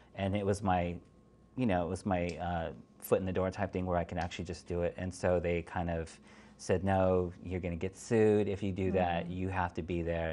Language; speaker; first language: English; native; English